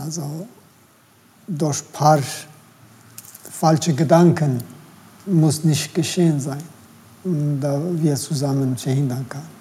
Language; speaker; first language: German; non-native, fluent; Turkish